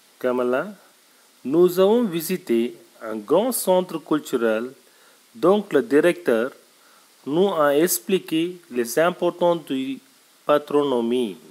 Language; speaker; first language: French; non-native, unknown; Tamil